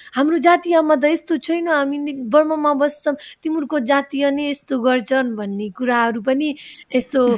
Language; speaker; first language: Nepali; early bilingual, heritage; Nepali